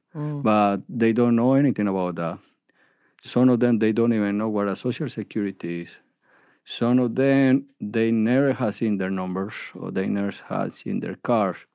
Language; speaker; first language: English; non-native, fluent; Spanish